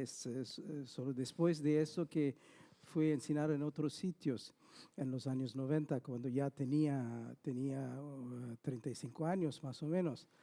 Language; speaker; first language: Spanish; non-native, fluent; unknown